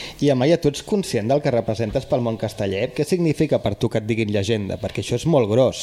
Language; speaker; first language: Catalan; native; Catalan